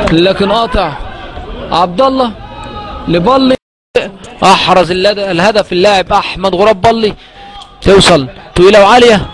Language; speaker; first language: Arabic; native; Arabic